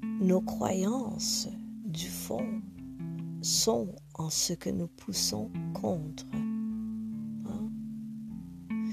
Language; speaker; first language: French; non-native, fluent; English